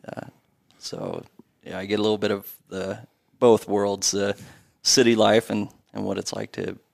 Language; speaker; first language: English; native; English